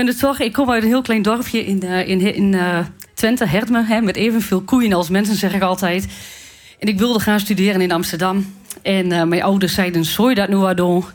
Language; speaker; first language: Dutch; native; Dutch